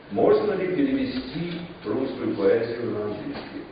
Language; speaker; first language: Russian; non-native, fluent; English